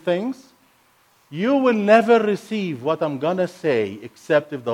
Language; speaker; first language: English; non-native, fluent; Arabic